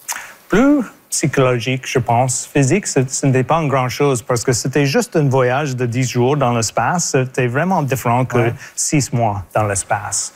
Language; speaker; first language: French; non-native, local second language; English